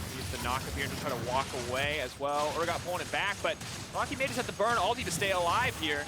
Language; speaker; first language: English; native; English